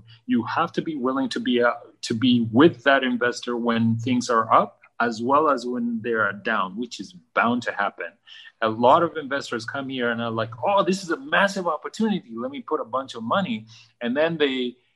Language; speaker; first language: English; early bilingual, other home language; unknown